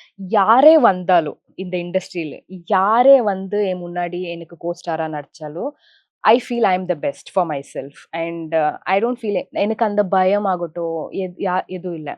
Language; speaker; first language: Tamil; non-native, local second language; Kannada